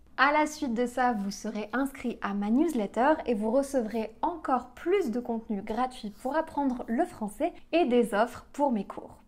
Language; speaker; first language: French; native; French